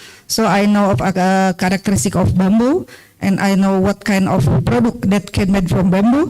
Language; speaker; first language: English; non-native, learner; Indonesian